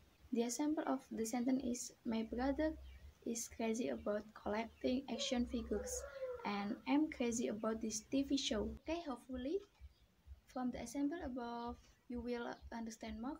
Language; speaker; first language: English; non-native, learner; Indonesian